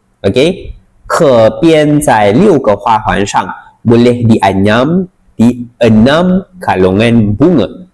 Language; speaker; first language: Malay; native; Malay